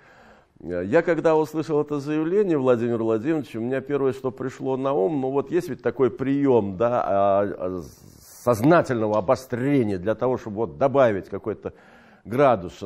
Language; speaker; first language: Russian; native; Russian